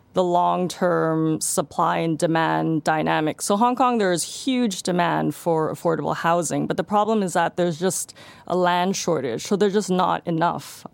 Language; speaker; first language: English; non-native, local second language; Cantonese